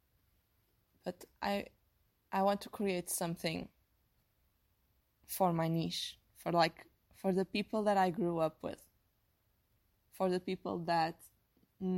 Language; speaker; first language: English; non-native, fluent; Portuguese